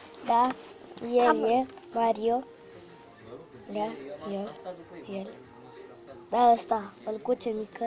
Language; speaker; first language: Romanian; early bilingual, heritage; Romanian